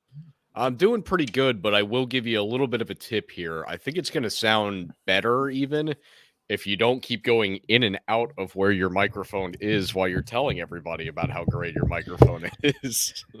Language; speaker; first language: English; native; English